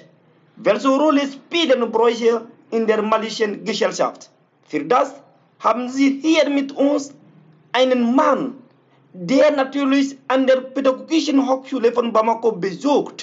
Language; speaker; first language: German; non-native, learner; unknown